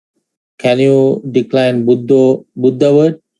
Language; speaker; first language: English; non-native, fluent; Vietnamese